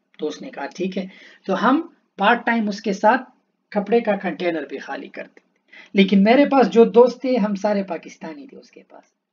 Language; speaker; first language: Urdu; non-native, local second language; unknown